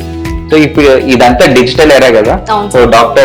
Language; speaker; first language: Telugu; native; Telugu